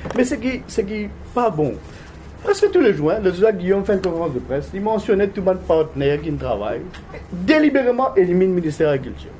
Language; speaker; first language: French; non-native, local second language; Morisyen